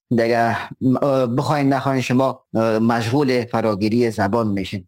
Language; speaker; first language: Persian; native; Persian